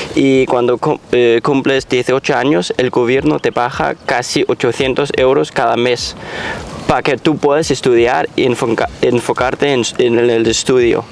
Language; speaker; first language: Spanish; non-native, fluent; Danish